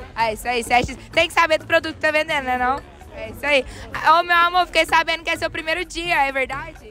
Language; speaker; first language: Portuguese; native; Portuguese